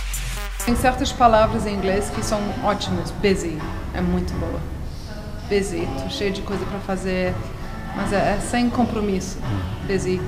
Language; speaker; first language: Portuguese; early bilingual, heritage; Portuguese